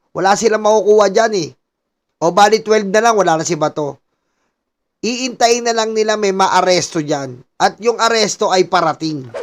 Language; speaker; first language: Filipino; native; Filipino